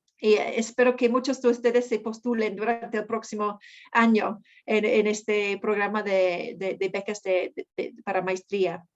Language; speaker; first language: Spanish; non-native, fluent; English